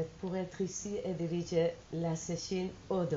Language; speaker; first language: French; non-native, fluent; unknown